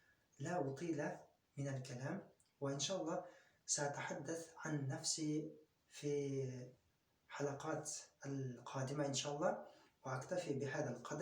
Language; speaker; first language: Arabic; non-native, fluent; Kyrgyz